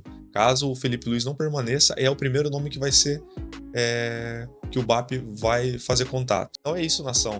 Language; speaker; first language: Portuguese; native; Portuguese